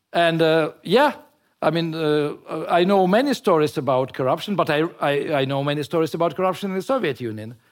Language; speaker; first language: English; non-native, fluent; Russian